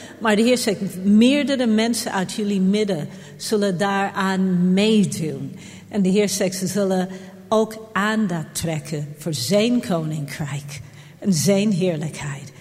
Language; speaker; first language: Dutch; non-native, fluent; English